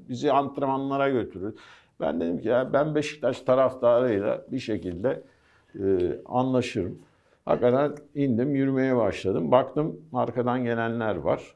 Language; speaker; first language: Turkish; early bilingual, heritage; Turkish